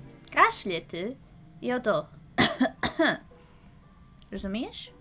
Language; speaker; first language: Ukrainian; early bilingual, heritage; English